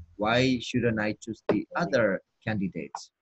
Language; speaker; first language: English; non-native, fluent; Indonesian